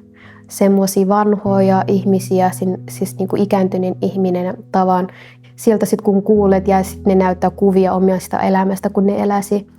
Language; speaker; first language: Finnish; non-native, learner; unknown